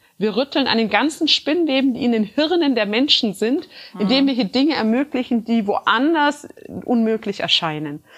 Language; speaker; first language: German; early bilingual, other home language; Turkish